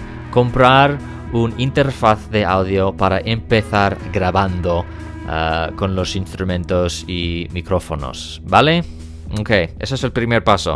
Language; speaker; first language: Spanish; non-native, fluent; English